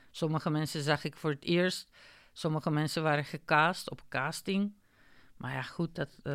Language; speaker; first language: Dutch; non-native, fluent; Macedonian